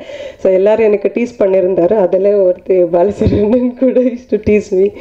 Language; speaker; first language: Tamil; non-native, learner; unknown